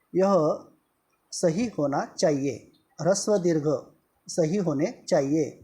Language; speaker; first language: Hindi; non-native, local second language; Marathi